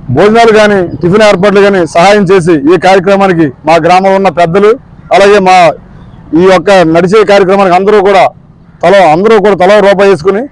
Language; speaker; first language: Telugu; native; Telugu